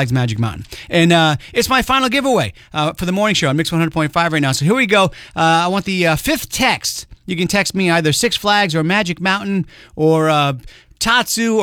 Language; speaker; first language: English; native; English